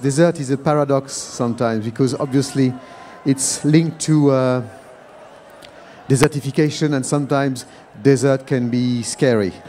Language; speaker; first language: English; non-native, fluent; French